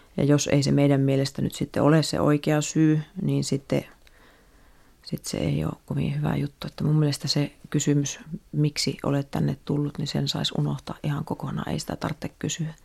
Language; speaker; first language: Finnish; native; Finnish